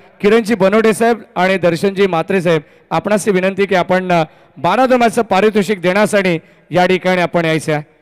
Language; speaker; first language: Marathi; native; Marathi